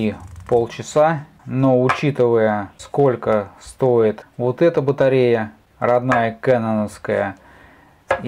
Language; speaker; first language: Russian; native; Russian